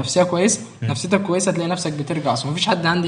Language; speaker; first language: Arabic; native; Arabic